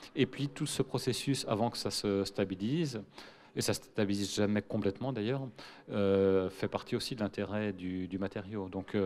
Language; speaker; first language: French; native; French